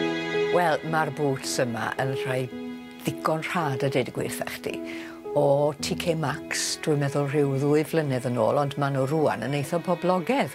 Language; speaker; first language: Welsh; native; Welsh